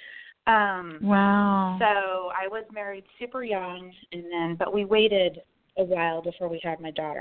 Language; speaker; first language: English; native; English